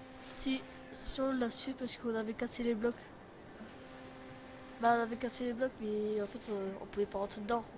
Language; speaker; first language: French; native; French